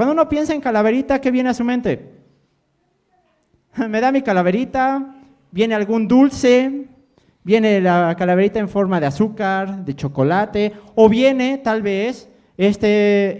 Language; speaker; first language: Spanish; native; Spanish